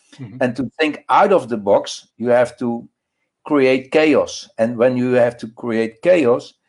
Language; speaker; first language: English; non-native, learner; Dutch